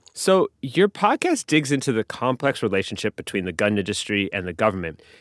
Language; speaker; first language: English; native; English